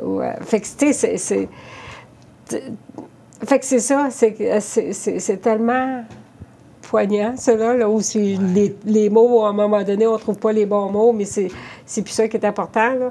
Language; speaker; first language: French; native; French